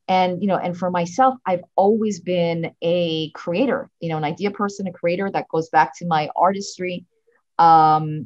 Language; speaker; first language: English; native; English